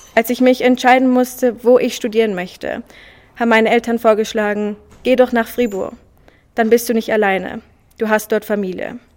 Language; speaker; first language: German; early bilingual, other home language; Swiss German